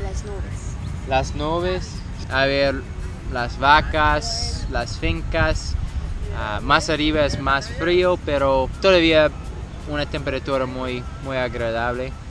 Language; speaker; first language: Spanish; non-native, learner; English